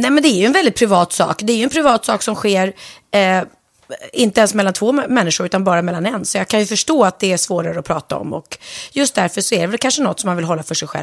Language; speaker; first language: Swedish; native; Swedish